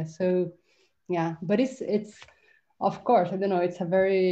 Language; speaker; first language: English; non-native, fluent; Portuguese